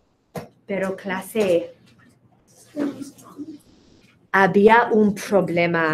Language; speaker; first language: Spanish; non-native, fluent; English